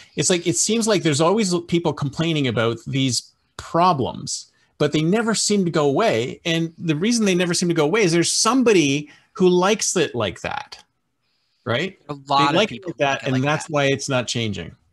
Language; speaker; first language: English; native; English